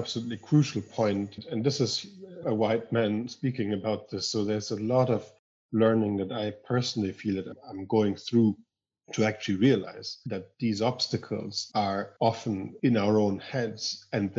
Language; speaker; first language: English; non-native, fluent; German